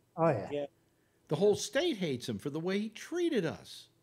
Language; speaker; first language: English; native; English